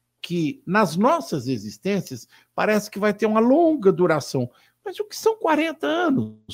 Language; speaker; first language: Portuguese; native; Portuguese